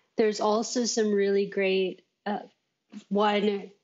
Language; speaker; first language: English; native; English